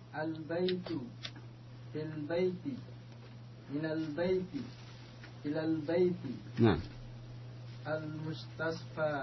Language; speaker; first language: Arabic; non-native, learner; Indonesian